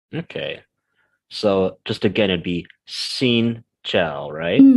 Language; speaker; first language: English; native; English